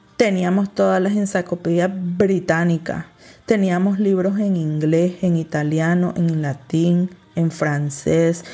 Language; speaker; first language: Spanish; early bilingual, heritage; Spanish